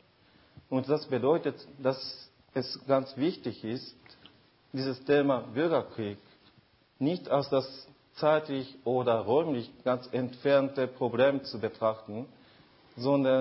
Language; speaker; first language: German; non-native, fluent; Japanese